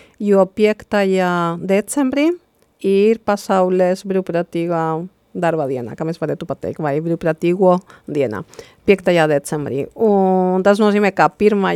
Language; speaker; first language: Latvian; non-native, fluent; Spanish